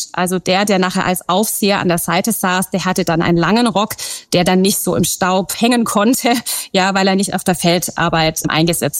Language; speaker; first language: German; native; German